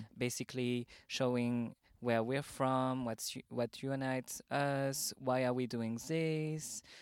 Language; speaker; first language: English; non-native, fluent; French